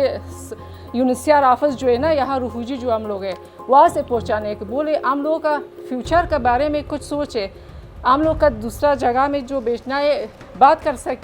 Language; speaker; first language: Hindi; non-native, fluent; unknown